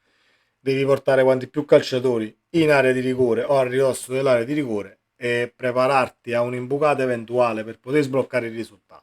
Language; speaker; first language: Italian; native; Italian